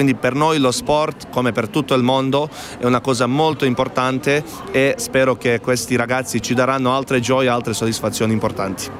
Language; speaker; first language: Italian; non-native, fluent; Bosnian